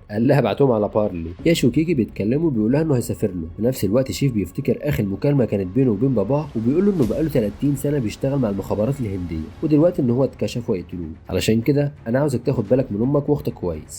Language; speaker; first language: Arabic; native; Arabic